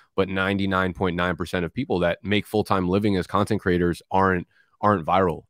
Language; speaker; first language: English; native; English